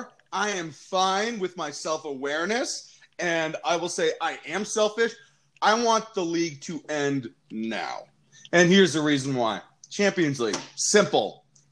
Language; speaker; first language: English; native; English